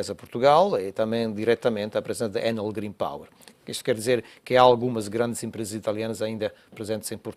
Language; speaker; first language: Portuguese; non-native, fluent; Italian